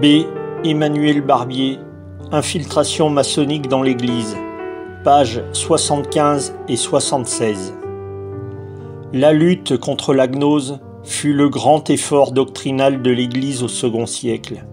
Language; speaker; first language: French; native; French